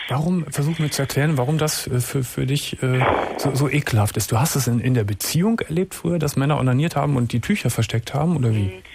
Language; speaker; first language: German; native; German